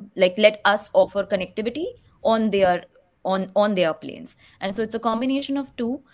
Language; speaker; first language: English; non-native, local second language; Hindi